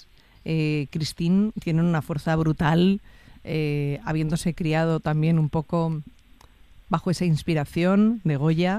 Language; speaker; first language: Spanish; native; Spanish